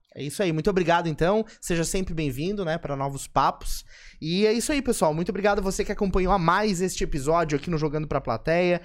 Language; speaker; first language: Portuguese; native; Portuguese